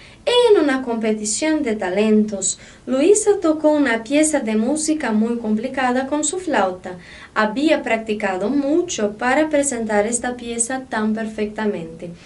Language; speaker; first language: Spanish; non-native, fluent; Portuguese